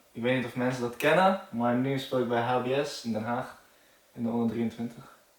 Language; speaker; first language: Dutch; native; Dutch